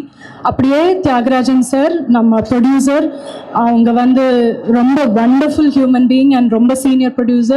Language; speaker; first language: Tamil; non-native, fluent; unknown